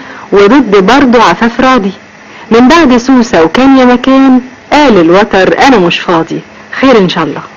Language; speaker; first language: Arabic; native; Arabic